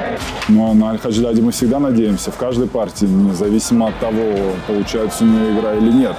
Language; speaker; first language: Russian; native; Russian